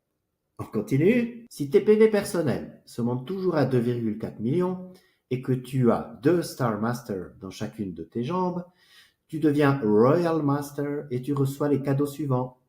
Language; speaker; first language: French; native; French